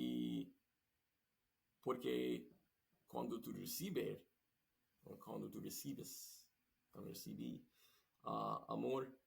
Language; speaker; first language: Spanish; non-native, learner; English